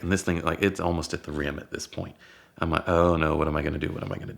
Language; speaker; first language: English; native; English